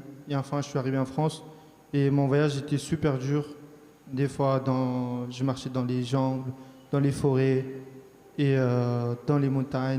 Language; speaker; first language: French; early bilingual, other home language; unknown